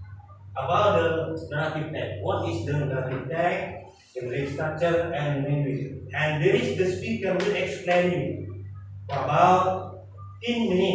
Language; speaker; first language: English; non-native, learner; Indonesian